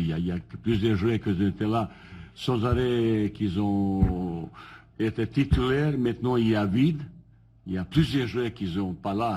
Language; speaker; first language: French; non-native, fluent; Bosnian